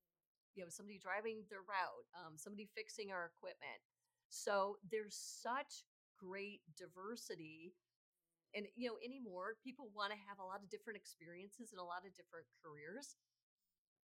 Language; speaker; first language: English; native; English